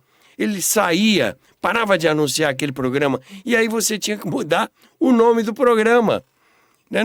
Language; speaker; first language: Portuguese; native; Portuguese